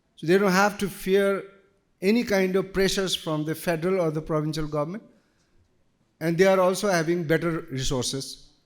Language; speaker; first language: English; non-native, local second language; Nepali